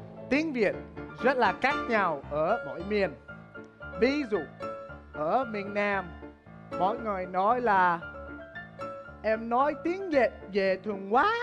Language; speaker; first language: Vietnamese; non-native, fluent; English